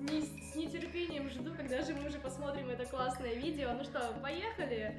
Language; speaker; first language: Russian; native; Russian